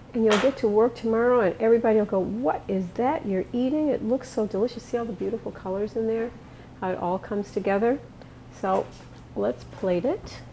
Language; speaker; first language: English; native; English